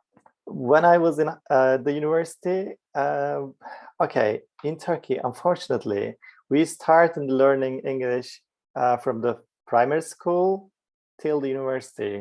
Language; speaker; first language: English; non-native, fluent; Turkish